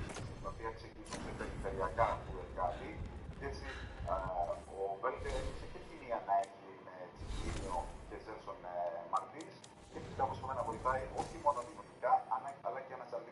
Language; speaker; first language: Greek; native; Greek